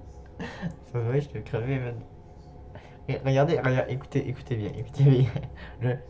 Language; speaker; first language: French; native; French